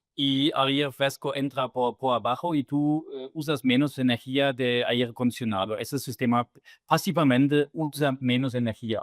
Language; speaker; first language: Spanish; non-native, fluent; German